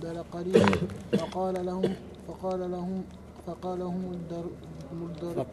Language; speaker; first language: Arabic; non-native, learner; French